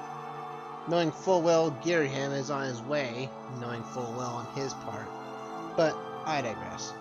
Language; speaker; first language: English; native; English